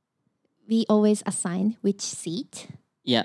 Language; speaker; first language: English; non-native, learner; Japanese